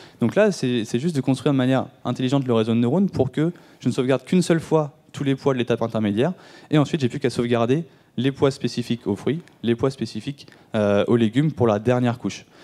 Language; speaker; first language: French; native; French